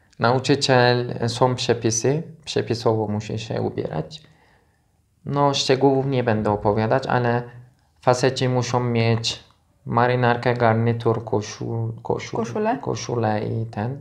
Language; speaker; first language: Polish; non-native, learner; Turkish